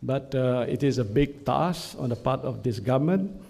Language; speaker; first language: English; non-native, local second language; Malay